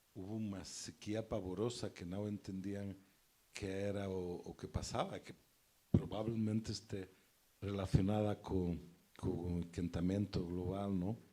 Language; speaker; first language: Portuguese; non-native, fluent; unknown